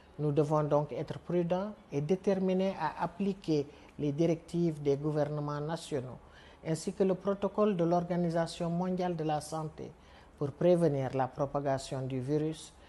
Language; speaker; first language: French; non-native, local second language; Wolof